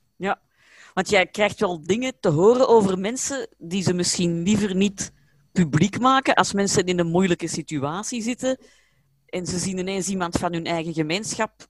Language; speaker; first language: Dutch; native; Dutch